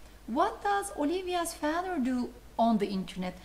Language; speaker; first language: English; non-native, fluent; Turkish